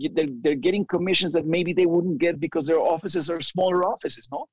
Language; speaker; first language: English; early bilingual, other home language; Spanish